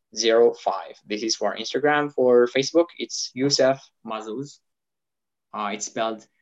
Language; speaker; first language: English; non-native, fluent; Arabic